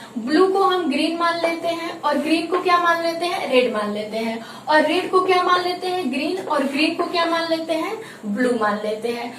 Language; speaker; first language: Hindi; native; Hindi